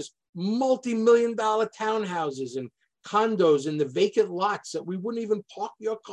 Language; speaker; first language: English; native; English